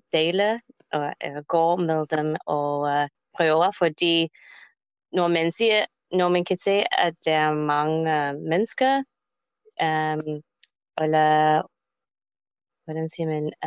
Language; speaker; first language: Danish; non-native, learner; English